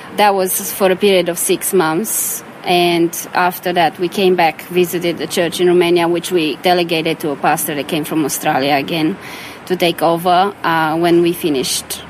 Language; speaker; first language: English; non-native, fluent; Romanian